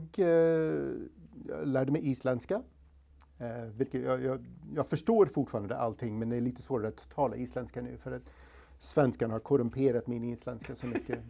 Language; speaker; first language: Swedish; non-native, fluent; English